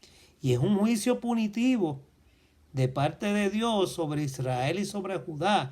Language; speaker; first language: Spanish; native; Spanish